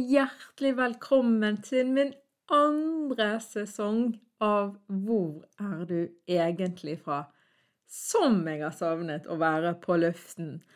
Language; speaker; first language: Norwegian; early bilingual, other home language; Arabic